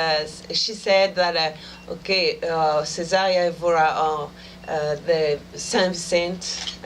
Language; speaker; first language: English; non-native, fluent; French